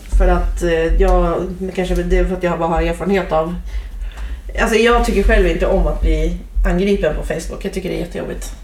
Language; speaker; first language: Swedish; native; Swedish